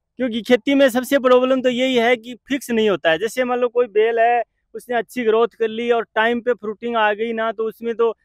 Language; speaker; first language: Hindi; native; Hindi